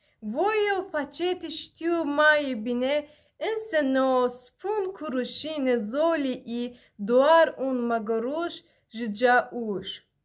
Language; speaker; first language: Romanian; non-native, learner; Azerbaijani